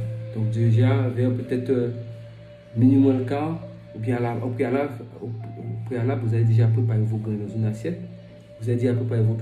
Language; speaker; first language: French; non-native, local second language; Fon